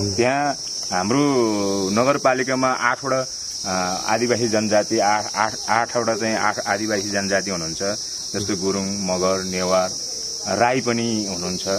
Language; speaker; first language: Nepali; non-native, local second language; Gurung